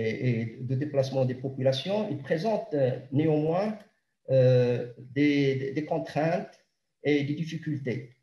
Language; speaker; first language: French; non-native, local second language; Arabic